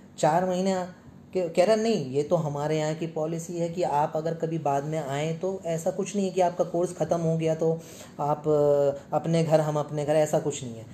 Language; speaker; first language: Hindi; native; Hindi